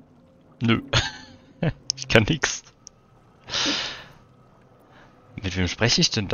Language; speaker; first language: German; native; German